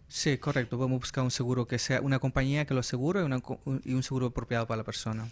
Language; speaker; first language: Spanish; native; Spanish